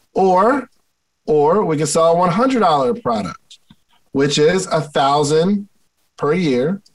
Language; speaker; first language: English; native; English